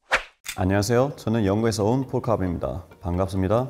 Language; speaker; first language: Korean; non-native, fluent; English